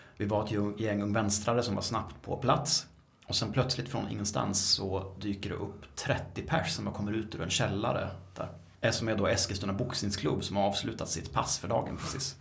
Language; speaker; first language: Swedish; native; Swedish